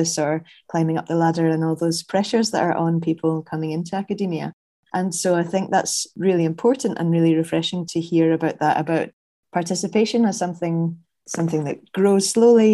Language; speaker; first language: English; native; English